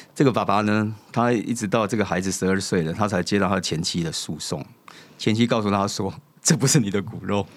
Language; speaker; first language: Chinese; native; Chinese